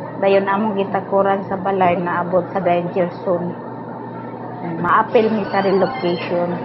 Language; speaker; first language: Cebuano; non-native, local second language; Maranao